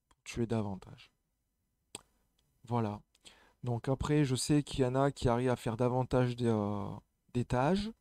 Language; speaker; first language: French; native; French